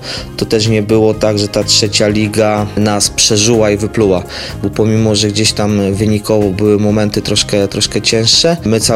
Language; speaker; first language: Polish; native; Polish